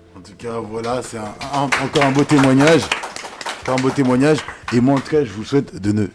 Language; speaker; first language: French; native; French